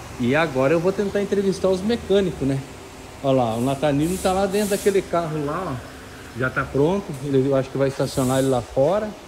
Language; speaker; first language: Portuguese; native; Portuguese